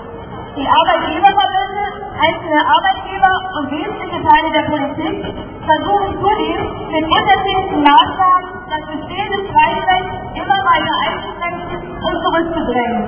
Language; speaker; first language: German; native; German